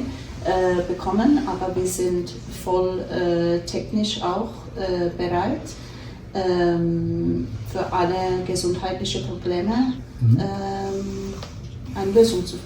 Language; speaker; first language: German; non-native, fluent; Turkish